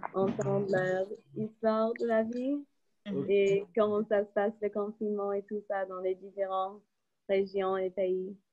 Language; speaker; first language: French; non-native, fluent; English